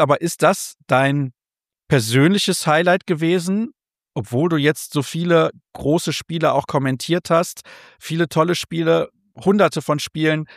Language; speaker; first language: German; native; German